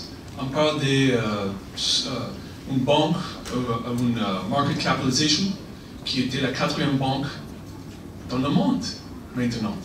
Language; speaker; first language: French; non-native, fluent; Persian